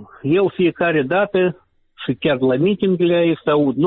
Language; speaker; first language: Romanian; non-native, local second language; Russian